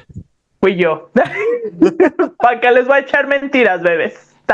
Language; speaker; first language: Spanish; native; Spanish